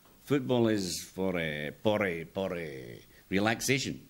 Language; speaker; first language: English; non-native, learner; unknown